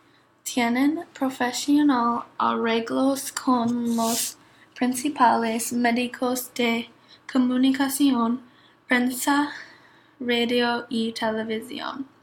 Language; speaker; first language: Spanish; non-native, learner; English